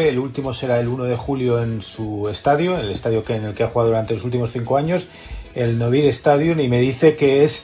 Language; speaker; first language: Spanish; native; Spanish